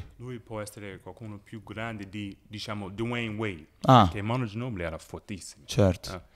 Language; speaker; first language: Italian; non-native, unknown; English